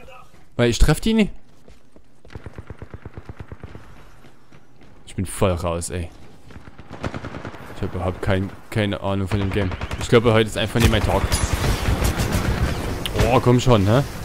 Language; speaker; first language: German; native; German